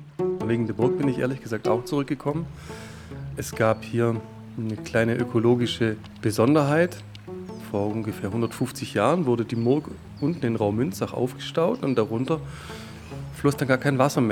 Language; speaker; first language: German; native; German